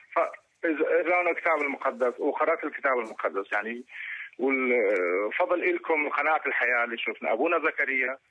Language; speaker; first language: Arabic; non-native, local second language; Kurdish